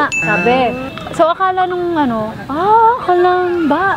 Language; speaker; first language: Filipino; native; Filipino